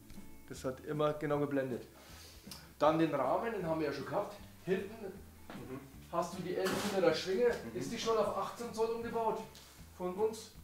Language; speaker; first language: German; native; German